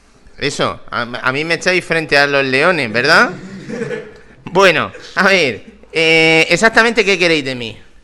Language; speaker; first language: Spanish; native; Spanish